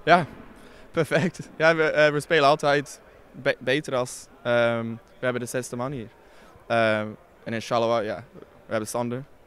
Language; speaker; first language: Dutch; non-native, learner; English